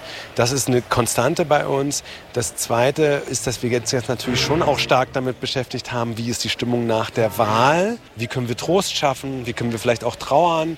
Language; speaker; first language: German; native; German